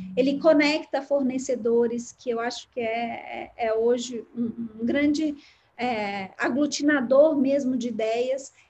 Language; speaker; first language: Portuguese; native; Portuguese